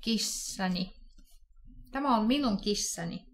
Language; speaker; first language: Finnish; non-native, fluent; Russian